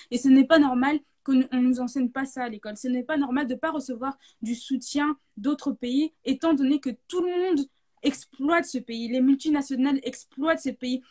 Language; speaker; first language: French; native; French